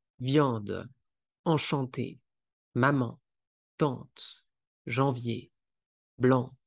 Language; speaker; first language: French; native; French